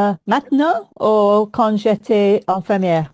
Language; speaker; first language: French; non-native, learner; English